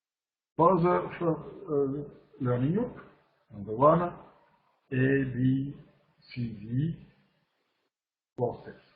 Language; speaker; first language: English; non-native, learner; French